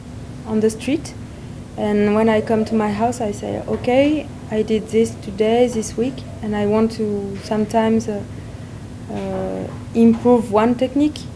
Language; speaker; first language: English; non-native, learner; French